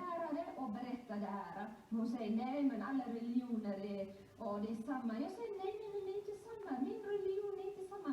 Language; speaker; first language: Swedish; non-native, fluent; Somali